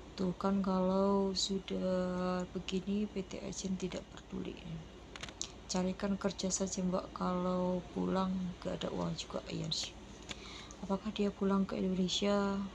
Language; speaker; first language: Indonesian; non-native, local second language; Javanese